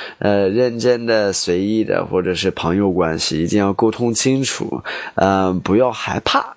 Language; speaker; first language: Chinese; non-native, fluent; English